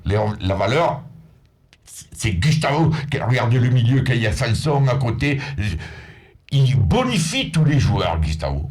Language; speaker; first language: French; native; French